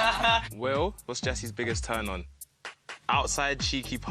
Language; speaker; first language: English; native; English